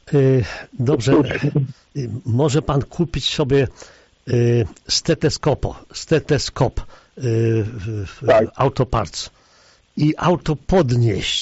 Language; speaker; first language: Polish; native; Polish